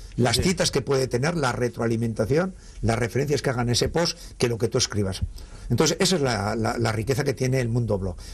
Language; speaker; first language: Spanish; native; Spanish